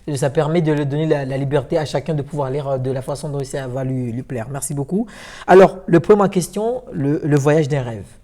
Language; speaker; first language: French; non-native, local second language; Ngazidja Comorian